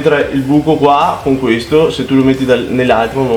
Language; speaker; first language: Italian; native; Italian